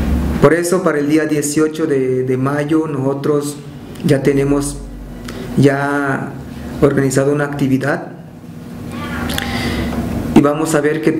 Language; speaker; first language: Spanish; non-native, local second language; Tzotzil